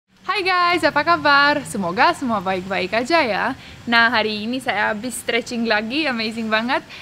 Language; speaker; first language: Indonesian; non-native, fluent; Romanian